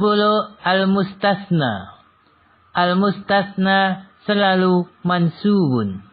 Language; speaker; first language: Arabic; non-native, fluent; Indonesian